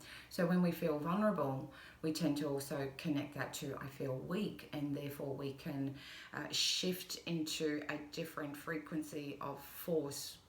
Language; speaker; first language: English; native; English